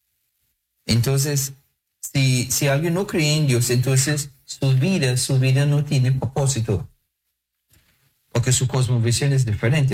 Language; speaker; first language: Spanish; non-native, fluent; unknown